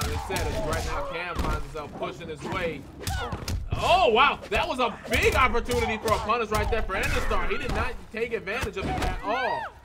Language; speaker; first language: English; native; English